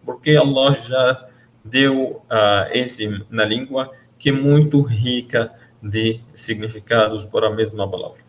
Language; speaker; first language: Portuguese; non-native, learner; Arabic